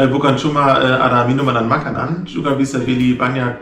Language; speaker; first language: Indonesian; non-native, fluent; German